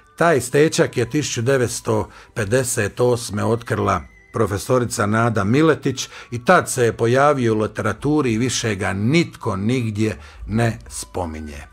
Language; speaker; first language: Croatian; native; Croatian